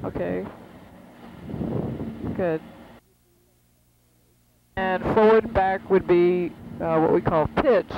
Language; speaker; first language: English; native; English